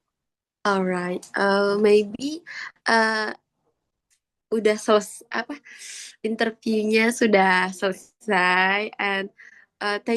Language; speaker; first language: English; non-native, learner; Indonesian